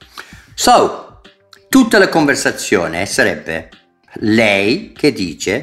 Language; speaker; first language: Italian; non-native, fluent; English